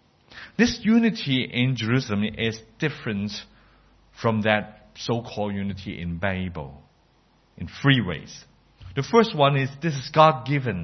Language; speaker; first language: English; non-native, fluent; Cantonese